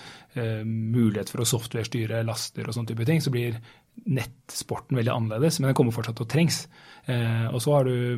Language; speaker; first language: Norwegian; native; Norwegian